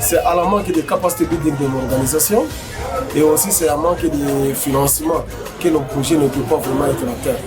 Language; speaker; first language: French; non-native, local second language; Swahili